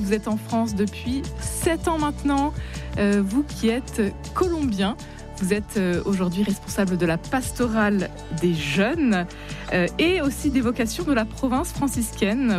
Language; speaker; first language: French; native; French